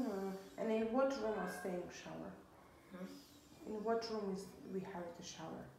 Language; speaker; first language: English; non-native, fluent; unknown